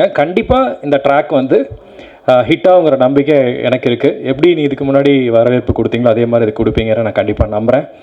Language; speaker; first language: Tamil; native; Tamil